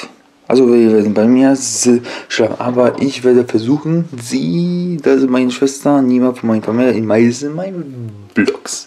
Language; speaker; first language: German; non-native, learner; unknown